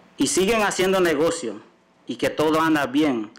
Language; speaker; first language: Spanish; native; Spanish